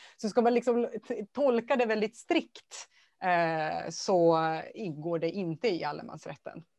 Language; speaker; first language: Swedish; native; Swedish